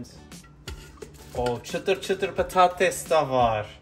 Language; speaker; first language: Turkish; non-native, learner; English